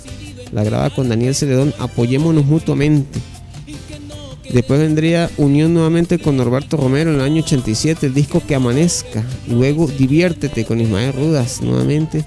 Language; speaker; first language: Spanish; native; Spanish